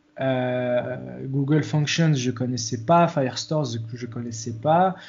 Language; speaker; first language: French; non-native, local second language; Arabic